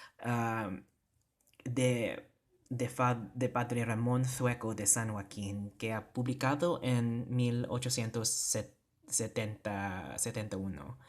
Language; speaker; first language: Spanish; non-native, learner; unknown